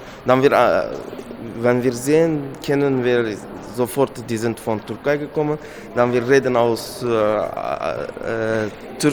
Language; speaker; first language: German; non-native, learner; Turkish